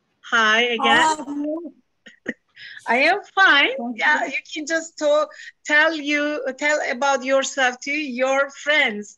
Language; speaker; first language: English; non-native, fluent; Turkish